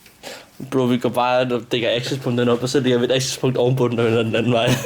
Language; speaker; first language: Danish; native; Danish